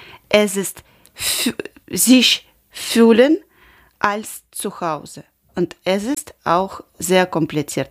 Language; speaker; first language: German; non-native, learner; Ukrainian